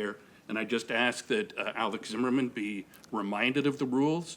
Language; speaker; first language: English; non-native, learner; German